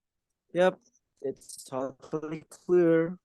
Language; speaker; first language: English; non-native, fluent; Indonesian